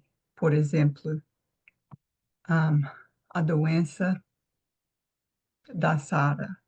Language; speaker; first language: Portuguese; non-native, fluent; English